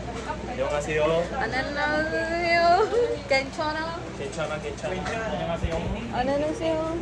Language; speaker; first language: Korean; non-native, learner; Marathi